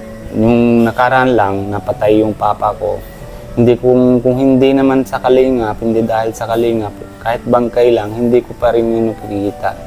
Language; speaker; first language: Filipino; non-native, learner; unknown